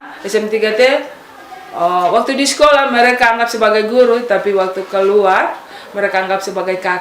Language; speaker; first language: Indonesian; non-native, local second language; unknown